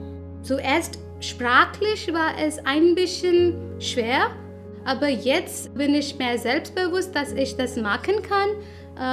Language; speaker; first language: German; non-native, fluent; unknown